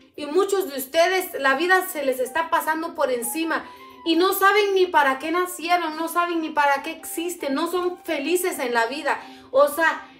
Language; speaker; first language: Spanish; non-native, fluent; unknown